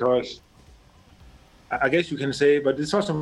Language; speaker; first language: English; non-native, fluent; Danish